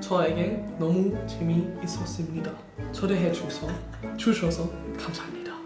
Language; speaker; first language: Korean; non-native, learner; German